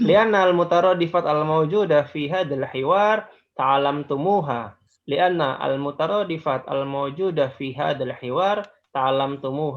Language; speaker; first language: Arabic; non-native, fluent; Indonesian